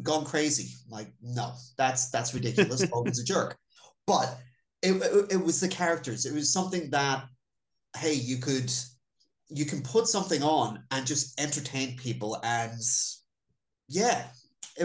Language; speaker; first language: English; native; English